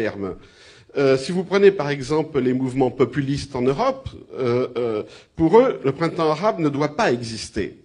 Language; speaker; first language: French; native; French